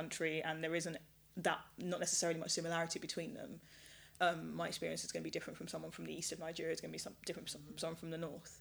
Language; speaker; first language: English; early bilingual, other home language; Yoruba